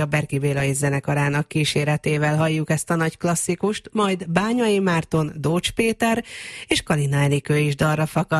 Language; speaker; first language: Hungarian; native; Hungarian